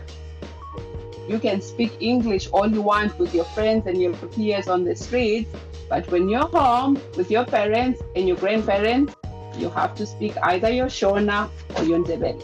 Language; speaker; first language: English; non-native, local second language; Shona